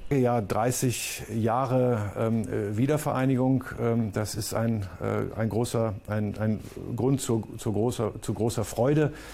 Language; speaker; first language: German; native; German